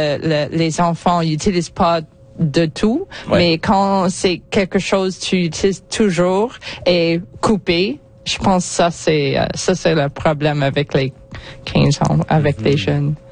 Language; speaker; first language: French; non-native, learner; English